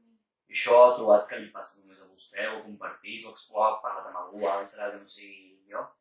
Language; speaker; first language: Catalan; native; Catalan